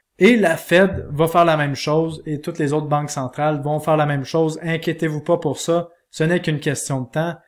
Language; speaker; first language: French; native; French